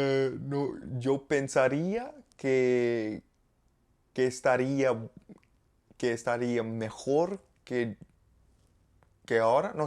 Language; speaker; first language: Spanish; non-native, learner; English